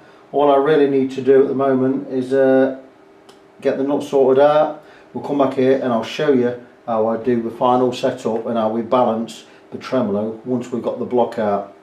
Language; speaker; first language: English; native; English